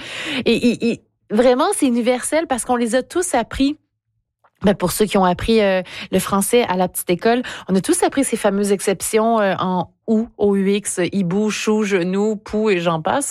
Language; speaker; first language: French; native; French